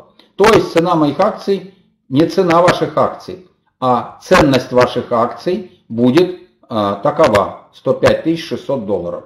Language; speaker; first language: Russian; native; Russian